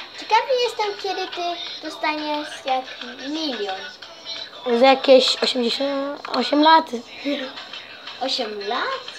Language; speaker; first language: Polish; early bilingual, heritage; Polish